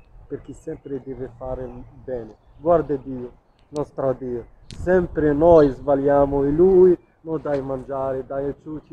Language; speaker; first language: Italian; non-native, learner; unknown